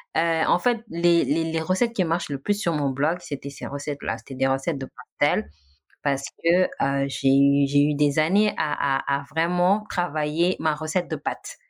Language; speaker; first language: French; non-native, local second language; Wolof